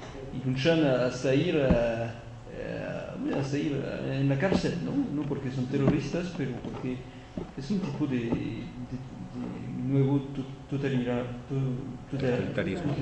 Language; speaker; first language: Spanish; non-native, fluent; French